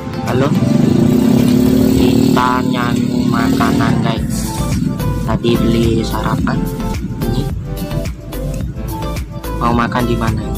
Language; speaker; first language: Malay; non-native, local second language; Javanese